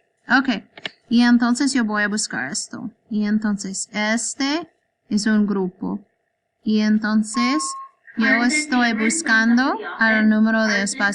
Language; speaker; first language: Spanish; non-native, learner; English